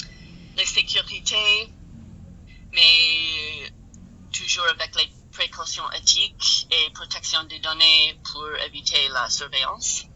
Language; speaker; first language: French; non-native, learner; English